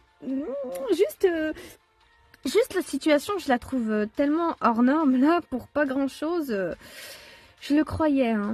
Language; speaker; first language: French; native; French